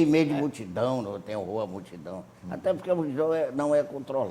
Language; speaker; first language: Portuguese; native; Portuguese